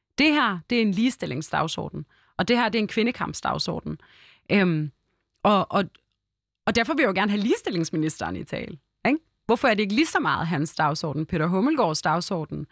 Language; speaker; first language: Danish; early bilingual, other home language; Arabic